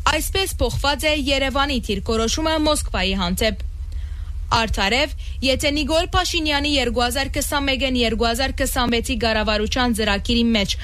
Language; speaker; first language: Armenian; early bilingual, heritage; Armenian